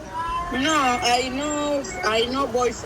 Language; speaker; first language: English; non-native, learner; Spanish